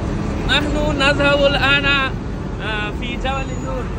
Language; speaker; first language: Arabic; non-native, learner; Bangla